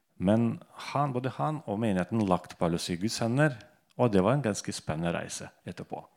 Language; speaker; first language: Norwegian; non-native, fluent; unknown